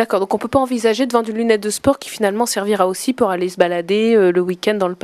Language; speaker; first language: French; native; French